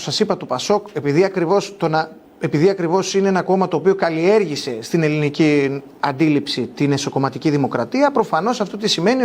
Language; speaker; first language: Greek; native; Greek